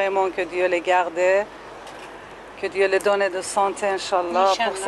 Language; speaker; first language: French; non-native, learner; Persian